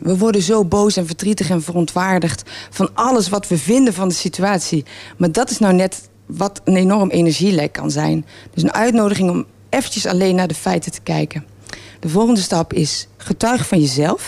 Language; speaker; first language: Dutch; native; Dutch